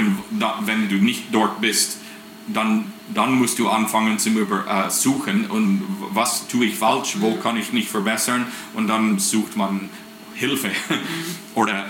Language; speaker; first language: German; non-native, fluent; English